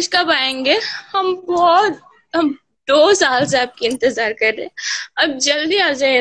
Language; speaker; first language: Hindi; non-native, learner; Bangla